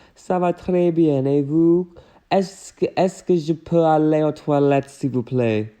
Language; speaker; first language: French; non-native, learner; English